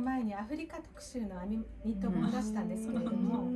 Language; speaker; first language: Japanese; native; Japanese